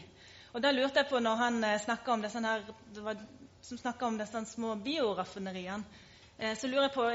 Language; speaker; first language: Norwegian; native; Norwegian